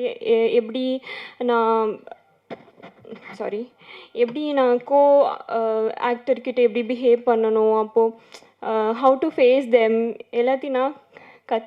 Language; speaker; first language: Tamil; non-native, learner; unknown